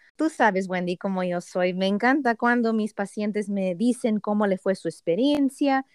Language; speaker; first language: Spanish; early bilingual, heritage; Spanish